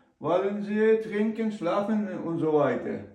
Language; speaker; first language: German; non-native, learner; Ukrainian